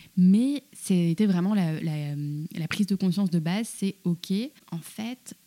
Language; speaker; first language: French; native; French